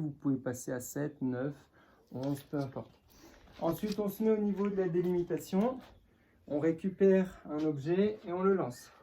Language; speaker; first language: French; native; French